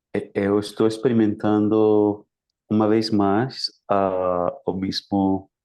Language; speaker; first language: Portuguese; non-native, learner; Spanish